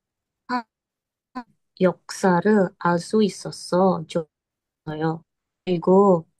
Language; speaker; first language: Korean; non-native, learner; Indonesian